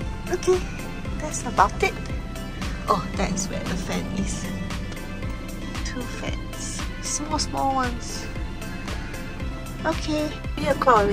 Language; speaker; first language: English; non-native, local second language; Chinese